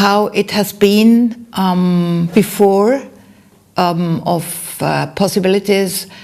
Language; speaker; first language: English; non-native, learner; German